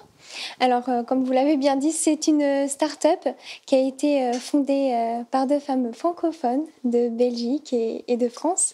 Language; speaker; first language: French; native; French